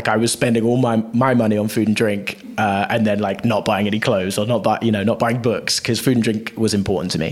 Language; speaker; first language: English; native; English